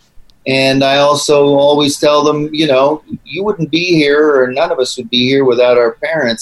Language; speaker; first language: English; native; English